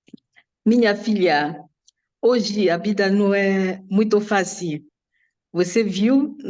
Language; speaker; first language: Portuguese; non-native, learner; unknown